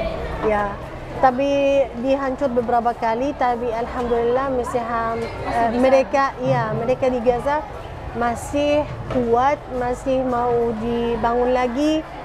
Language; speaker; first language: Indonesian; non-native, fluent; Arabic